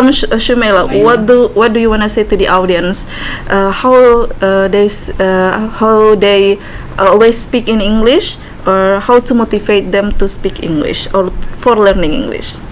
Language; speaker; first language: English; non-native, learner; Indonesian